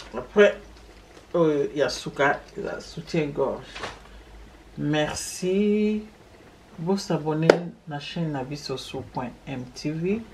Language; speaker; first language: French; non-native, local second language; Lingala